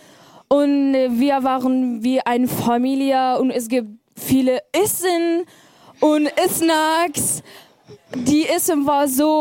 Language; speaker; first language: German; non-native, learner; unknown